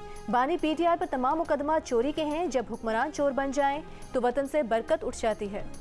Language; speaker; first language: Urdu; native; Urdu